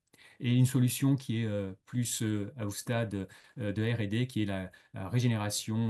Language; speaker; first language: French; native; French